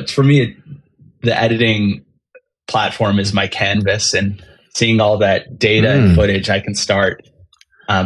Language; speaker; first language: English; native; English